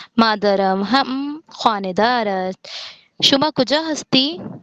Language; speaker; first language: Persian; non-native, learner; Urdu